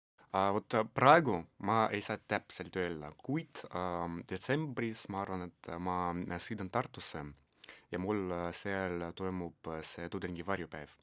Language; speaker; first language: Estonian; non-native, local second language; Russian